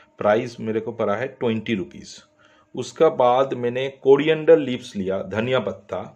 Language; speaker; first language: Hindi; non-native, local second language; Bangla